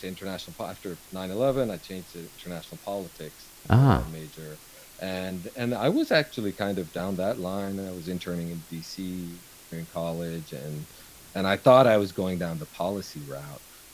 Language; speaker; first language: English; non-native, local second language; Urdu